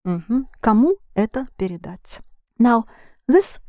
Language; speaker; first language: Russian; non-native, fluent; English